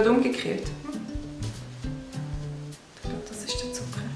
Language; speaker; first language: German; native; German